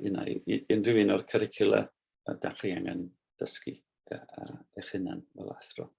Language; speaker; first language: Welsh; native; Welsh